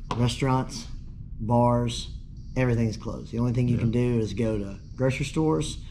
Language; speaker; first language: English; native; English